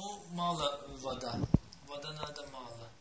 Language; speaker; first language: Russian; non-native, learner; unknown